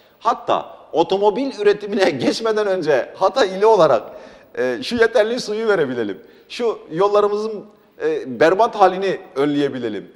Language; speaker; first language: Turkish; non-native, local second language; Arabic